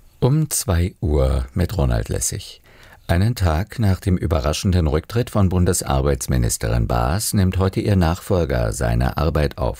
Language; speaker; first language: German; native; German